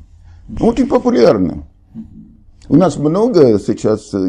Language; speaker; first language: Russian; non-native, fluent; English